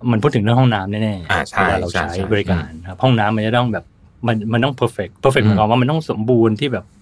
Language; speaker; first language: Thai; native; Thai